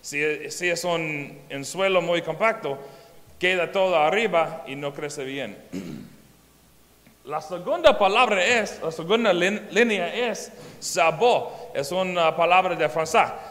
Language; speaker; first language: Spanish; non-native, learner; English